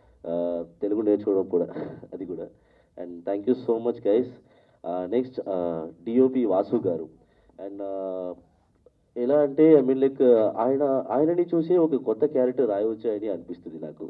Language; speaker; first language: Telugu; non-native, learner; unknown